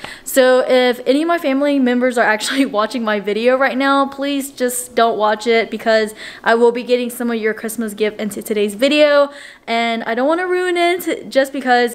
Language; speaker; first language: English; native; English